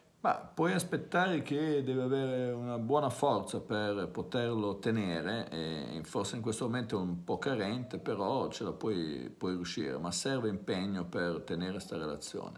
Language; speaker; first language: Italian; native; Italian